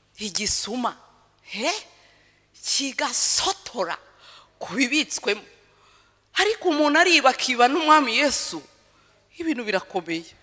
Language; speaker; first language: Kinyarwanda; early bilingual, heritage; Kinyarwanda